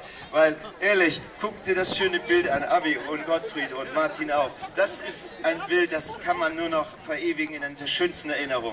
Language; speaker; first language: German; native; German